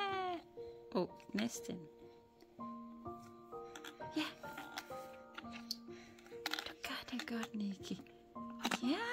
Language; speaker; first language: Danish; non-native, learner; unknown